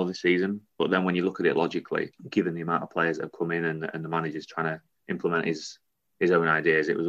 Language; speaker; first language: English; native; English